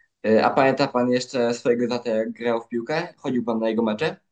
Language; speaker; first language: Polish; native; Polish